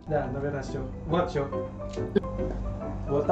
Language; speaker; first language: Russian; non-native, learner; Indonesian